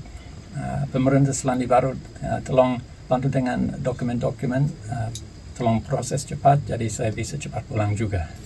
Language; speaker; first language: Indonesian; non-native, learner; English